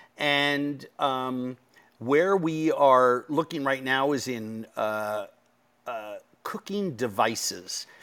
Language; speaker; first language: English; native; English